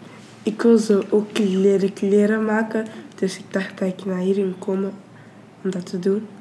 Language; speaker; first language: Dutch; early bilingual, other home language; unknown